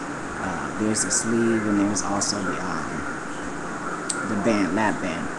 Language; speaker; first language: English; native; English